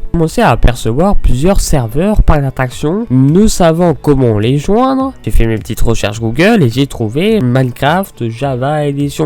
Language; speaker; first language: French; native; French